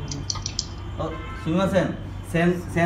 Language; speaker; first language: Japanese; non-native, learner; Bangla